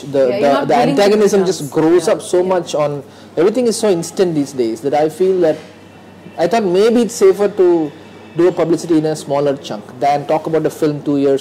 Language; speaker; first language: English; non-native, local second language; Hindi